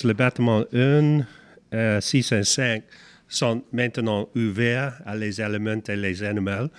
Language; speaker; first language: French; non-native, learner; English